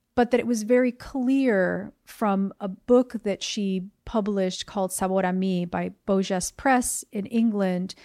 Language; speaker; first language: English; early bilingual, other home language; Spanish